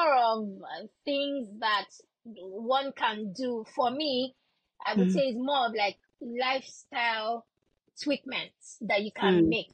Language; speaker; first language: English; non-native, local second language; Yoruba